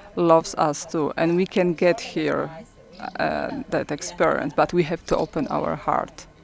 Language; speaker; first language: English; non-native, learner; Polish